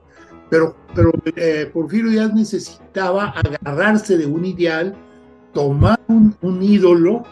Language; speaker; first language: Spanish; native; Spanish